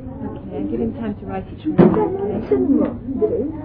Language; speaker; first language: English; native; English